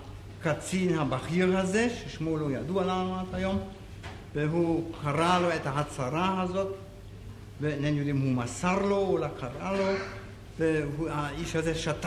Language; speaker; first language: Hebrew; non-native, fluent; German